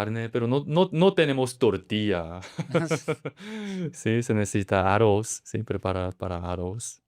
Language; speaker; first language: Spanish; non-native, learner; Korean